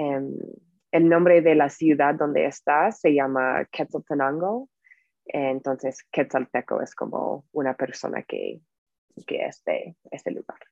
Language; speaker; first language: Spanish; non-native, fluent; English